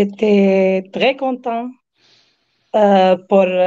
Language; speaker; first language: French; non-native, learner; Arabic